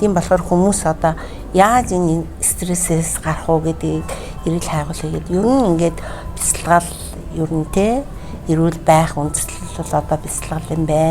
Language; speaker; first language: Mongolian; native; Mongolian